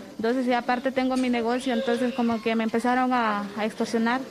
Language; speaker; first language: Spanish; native; Spanish